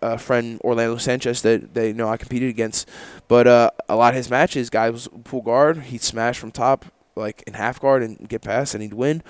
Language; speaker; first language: English; native; English